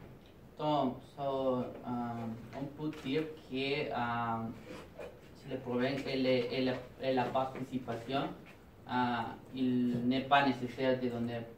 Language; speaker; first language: French; non-native, learner; Spanish